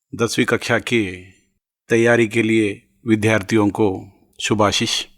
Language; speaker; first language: Hindi; non-native, local second language; Telugu